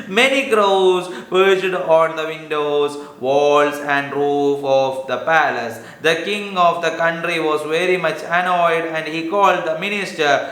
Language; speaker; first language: English; non-native, local second language; Malayalam